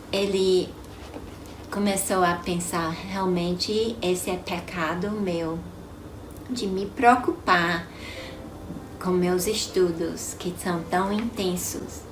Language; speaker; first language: Portuguese; non-native, fluent; English